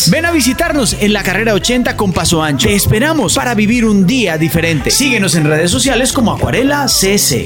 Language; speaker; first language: Spanish; native; Spanish